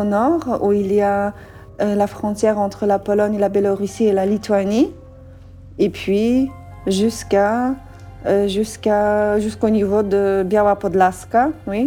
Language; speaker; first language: French; non-native, fluent; Polish